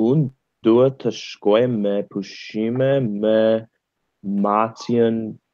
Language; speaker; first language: Albanian; non-native, learner; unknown